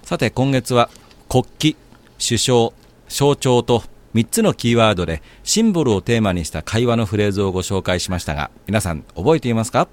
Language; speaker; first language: Japanese; native; Japanese